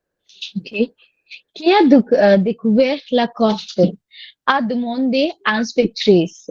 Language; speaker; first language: French; non-native, learner; Hindi